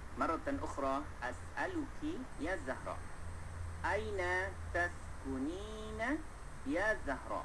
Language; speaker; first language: Arabic; non-native, fluent; Malay